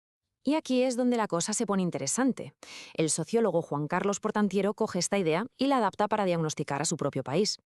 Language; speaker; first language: Spanish; native; Spanish